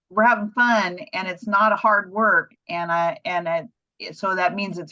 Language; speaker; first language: English; native; English